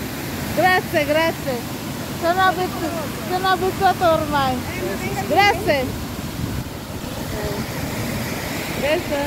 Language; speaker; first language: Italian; non-native, learner; Filipino